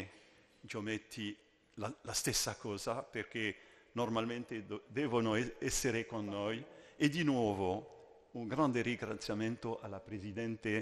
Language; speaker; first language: Italian; non-native, fluent; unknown